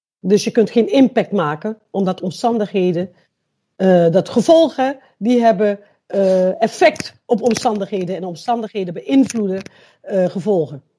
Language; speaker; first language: Dutch; native; Dutch